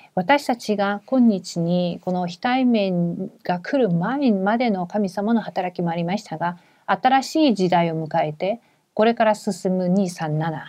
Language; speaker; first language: Japanese; non-native, fluent; Korean